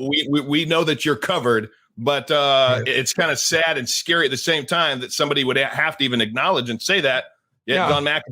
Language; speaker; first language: English; native; English